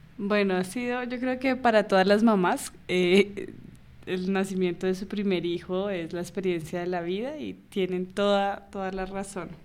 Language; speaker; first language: Spanish; native; Spanish